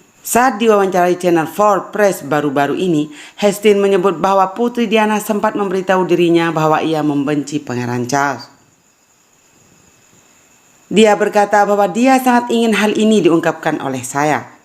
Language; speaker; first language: Indonesian; native; Indonesian